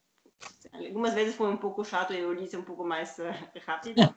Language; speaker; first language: Portuguese; non-native, learner; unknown